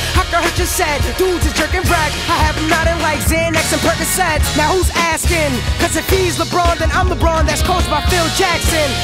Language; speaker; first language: English; native; English